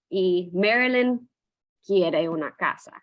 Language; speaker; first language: Spanish; non-native, fluent; English